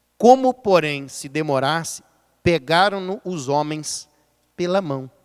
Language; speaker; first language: Portuguese; native; Portuguese